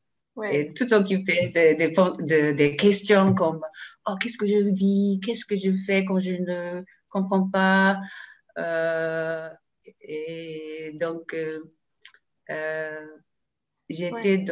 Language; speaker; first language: French; non-native, learner; Japanese